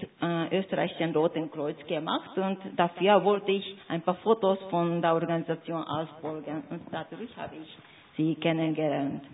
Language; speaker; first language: German; non-native, fluent; Japanese